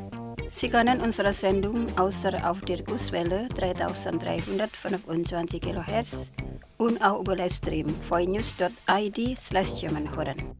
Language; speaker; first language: German; non-native, fluent; Indonesian